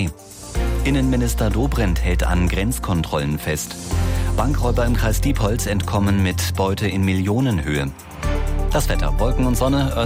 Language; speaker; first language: German; native; German